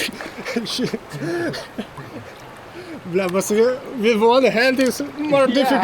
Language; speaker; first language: English; non-native, learner; Lithuanian